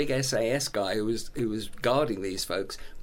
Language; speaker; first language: English; native; English